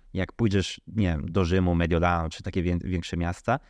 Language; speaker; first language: Polish; early bilingual, heritage; Polish